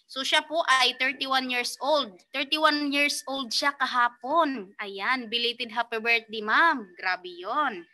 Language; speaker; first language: Filipino; native; Filipino